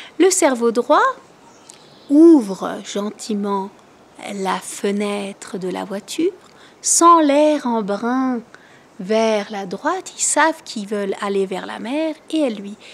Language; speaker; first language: French; native; French